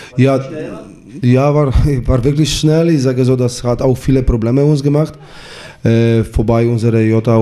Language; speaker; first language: German; non-native, fluent; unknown